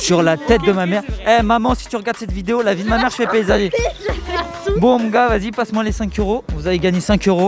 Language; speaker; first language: French; native; French